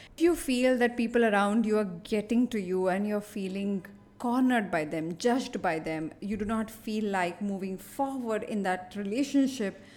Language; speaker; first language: English; non-native, local second language; Hindi